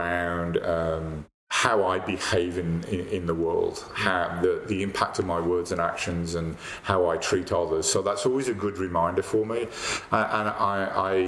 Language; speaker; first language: English; native; English